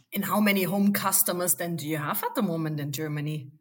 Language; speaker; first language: English; non-native, fluent; German